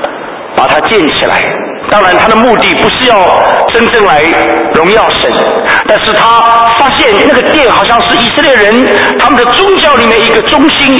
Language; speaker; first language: Chinese; native; Chinese